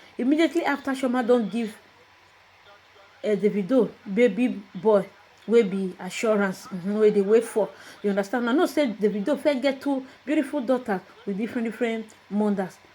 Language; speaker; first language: Nigerian Pidgin; non-native, local second language; Igbo